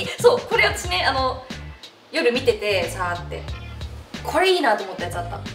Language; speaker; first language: Japanese; native; Japanese